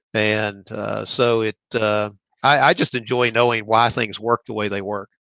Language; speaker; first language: English; native; English